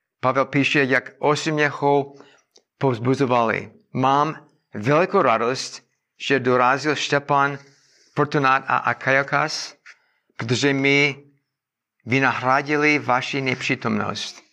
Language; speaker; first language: Czech; non-native, learner; English